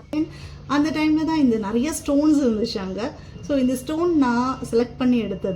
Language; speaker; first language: Tamil; non-native, local second language; Malayalam